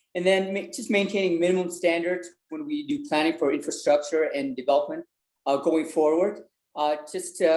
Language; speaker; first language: English; early bilingual, other home language; Vietnamese